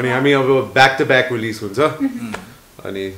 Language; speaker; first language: Nepali; non-native, learner; English